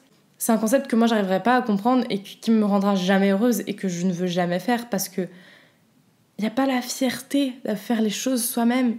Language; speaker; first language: French; native; French